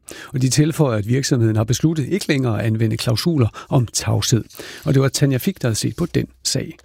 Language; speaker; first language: Danish; native; Danish